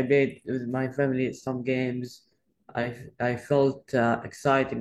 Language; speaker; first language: English; non-native, learner; Arabic